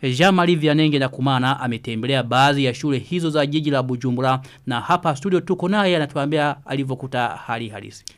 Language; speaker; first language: Swahili; non-native, local second language; Rundi